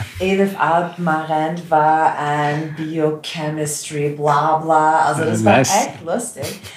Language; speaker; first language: German; non-native, fluent; English